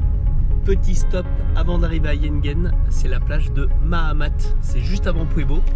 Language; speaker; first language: French; native; French